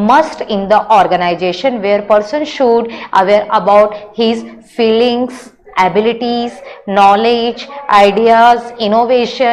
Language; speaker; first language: English; non-native, local second language; Hindi